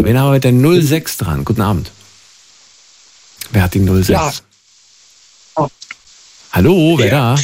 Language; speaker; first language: German; native; German